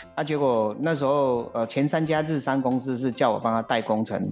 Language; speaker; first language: Chinese; native; Chinese